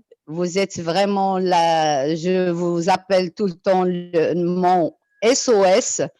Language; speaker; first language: French; non-native, local second language; Arabic